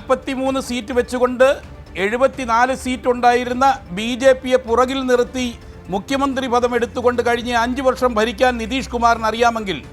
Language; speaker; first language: Malayalam; native; Malayalam